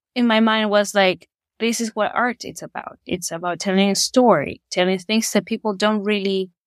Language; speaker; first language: English; non-native, fluent; Spanish